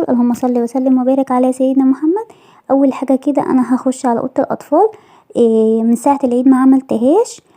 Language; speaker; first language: Arabic; native; Arabic